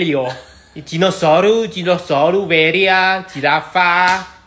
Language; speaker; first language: Portuguese; non-native, learner; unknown